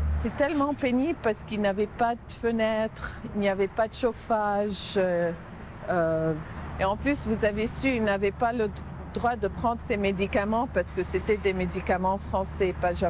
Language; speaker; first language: French; non-native, local second language; Arabic